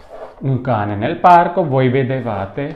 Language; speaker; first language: Italian; non-native, fluent; Urdu